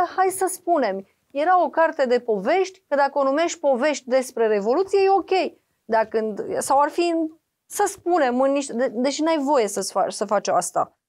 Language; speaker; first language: Romanian; native; Romanian